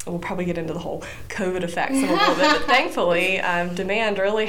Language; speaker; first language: English; native; English